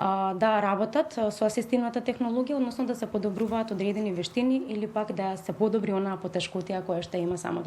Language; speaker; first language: Macedonian; native; Macedonian